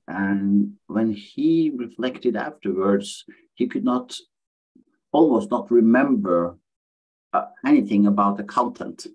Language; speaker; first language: English; non-native, fluent; Norwegian